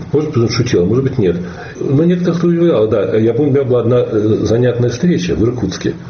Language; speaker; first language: Russian; native; Russian